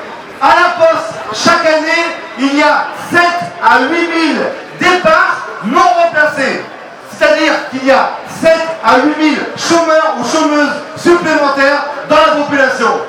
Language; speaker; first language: French; native; French